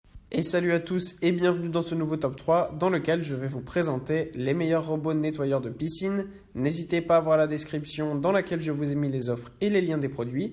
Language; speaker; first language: French; native; French